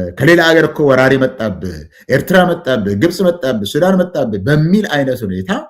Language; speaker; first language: Amharic; non-native, local second language; Oromo